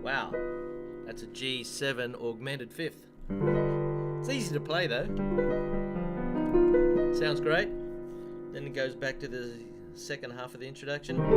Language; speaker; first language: English; native; English